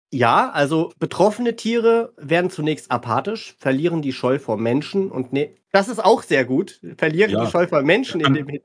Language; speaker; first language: German; native; German